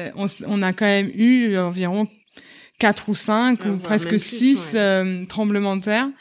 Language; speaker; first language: French; native; French